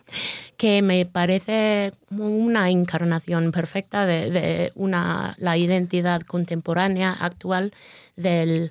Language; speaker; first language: Spanish; non-native, fluent; English